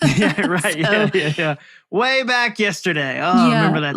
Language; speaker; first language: English; native; English